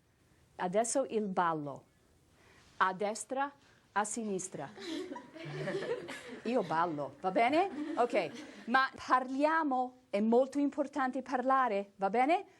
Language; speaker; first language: Italian; non-native, fluent; English